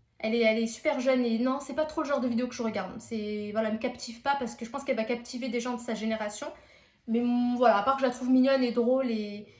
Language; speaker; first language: French; early bilingual, other home language; Arabic